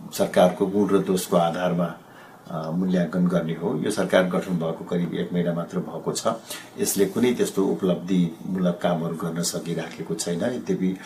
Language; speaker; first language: Nepali; native; Nepali